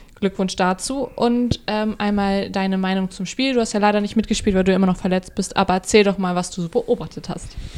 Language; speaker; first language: German; native; German